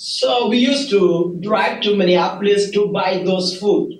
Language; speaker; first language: English; non-native, learner; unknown